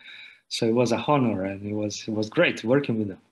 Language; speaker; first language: English; non-native, fluent; Italian